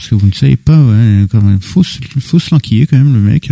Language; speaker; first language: French; native; French